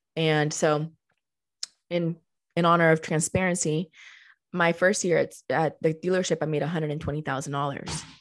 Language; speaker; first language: English; early bilingual, other home language; Spanish